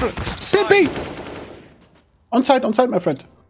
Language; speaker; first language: English; non-native, fluent; German